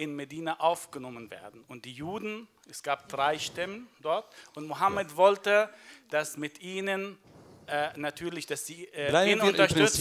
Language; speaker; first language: German; non-native, fluent; Arabic